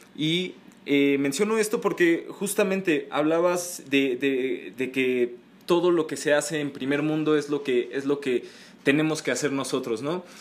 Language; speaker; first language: Spanish; native; Spanish